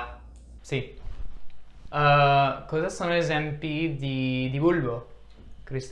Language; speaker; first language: Italian; non-native, learner; English